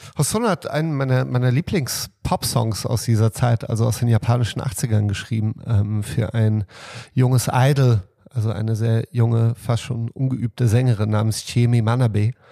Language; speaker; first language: German; early bilingual, other home language; Serbian